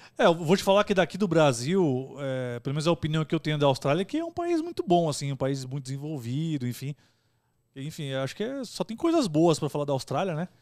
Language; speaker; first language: Portuguese; native; Portuguese